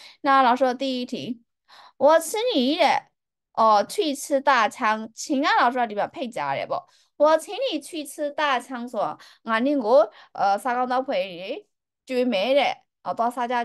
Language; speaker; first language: Chinese; native; Chinese